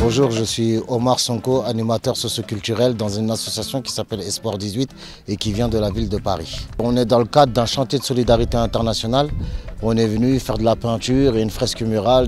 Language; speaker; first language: French; native; French